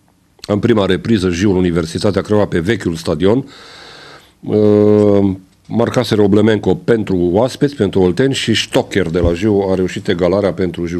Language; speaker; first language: Romanian; native; Romanian